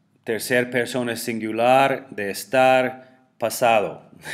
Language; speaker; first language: Spanish; non-native, fluent; English